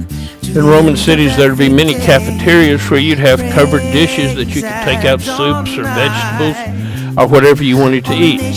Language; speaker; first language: English; native; English